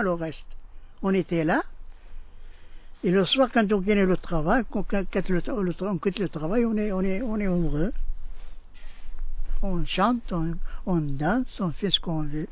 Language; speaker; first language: French; non-native, local second language; Arabic